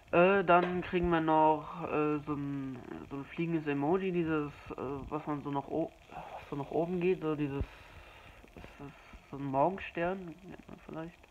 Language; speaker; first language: German; native; German